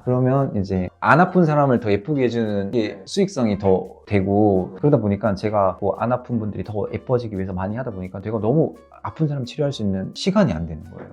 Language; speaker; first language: Korean; native; Korean